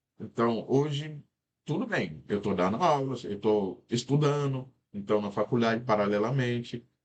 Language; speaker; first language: Portuguese; non-native, fluent; Wolof